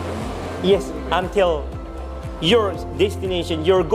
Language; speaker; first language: English; non-native, learner; Indonesian